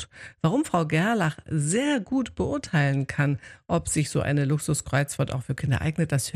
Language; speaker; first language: German; native; German